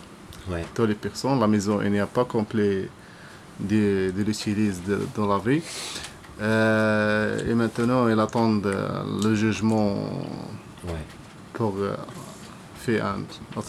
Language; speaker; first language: French; non-native, learner; Arabic